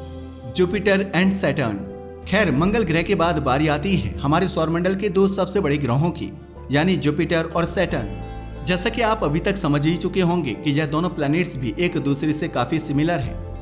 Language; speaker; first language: Hindi; native; Hindi